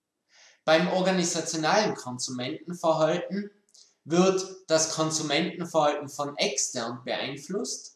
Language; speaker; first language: German; native; German